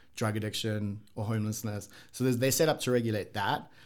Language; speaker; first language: English; native; English